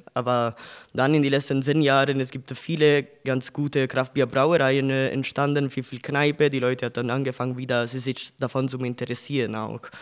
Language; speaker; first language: German; non-native, learner; Italian